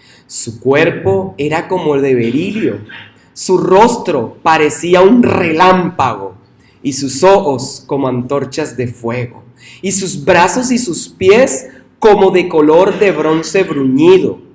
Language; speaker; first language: Spanish; native; Spanish